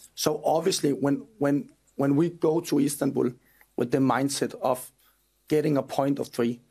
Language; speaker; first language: English; non-native, fluent; Danish